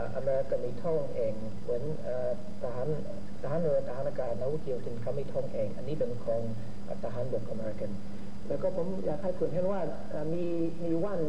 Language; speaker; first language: Thai; non-native, fluent; English